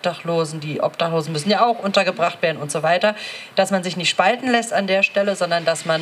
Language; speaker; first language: German; native; German